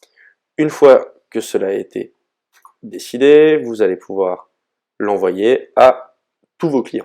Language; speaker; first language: French; native; French